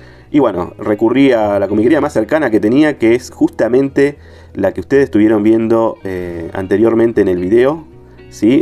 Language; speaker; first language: Spanish; native; Spanish